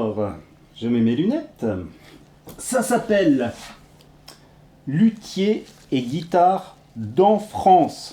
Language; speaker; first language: French; native; French